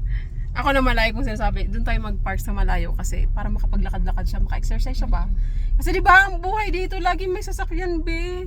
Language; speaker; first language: Filipino; non-native, local second language; Cebuano